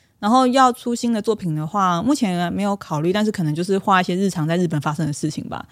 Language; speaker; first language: Chinese; native; Chinese